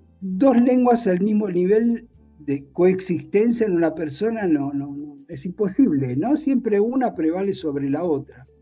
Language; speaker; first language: Spanish; native; Spanish